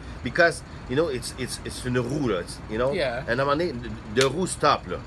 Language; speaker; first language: English; non-native, learner; French